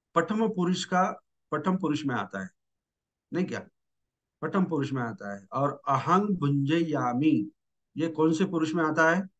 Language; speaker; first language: Hindi; non-native, local second language; Marathi